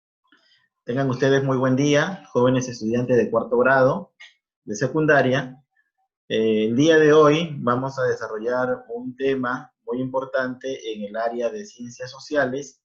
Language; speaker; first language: Spanish; native; Spanish